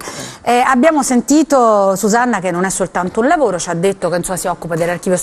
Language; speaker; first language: Italian; native; Italian